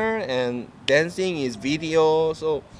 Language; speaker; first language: English; non-native, learner; Korean